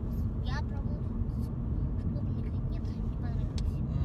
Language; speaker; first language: Russian; early bilingual, heritage; Russian